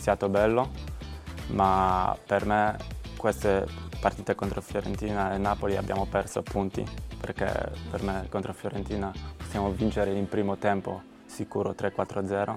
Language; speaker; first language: Italian; non-native, learner; Polish